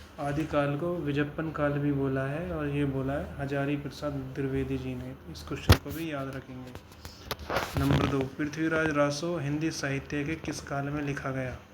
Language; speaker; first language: Hindi; native; Hindi